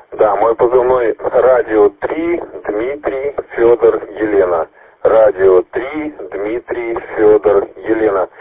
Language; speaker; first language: Russian; native; Russian